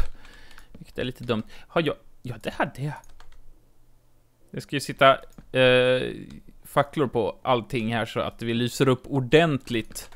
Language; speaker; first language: Swedish; native; Swedish